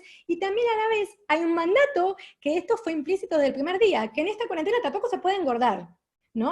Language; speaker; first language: Spanish; native; Spanish